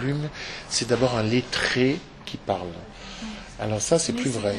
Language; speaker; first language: French; native; French